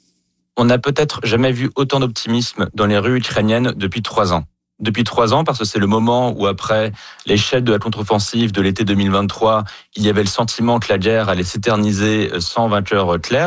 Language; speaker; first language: French; native; French